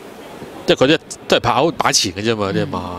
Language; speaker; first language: Cantonese; native; Cantonese